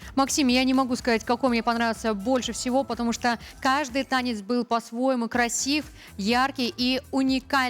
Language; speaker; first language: Russian; native; Russian